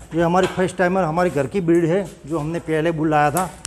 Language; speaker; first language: Hindi; non-native, local second language; Gujarati